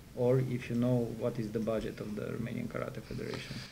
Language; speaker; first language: English; non-native, fluent; Romanian